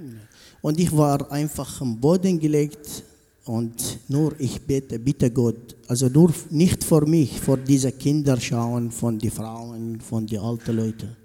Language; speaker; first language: German; non-native, learner; Arabic